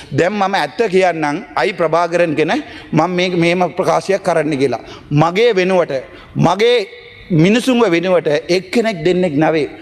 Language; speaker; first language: Sinhala; non-native, local second language; Tamil